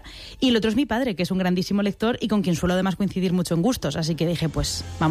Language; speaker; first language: Spanish; native; Spanish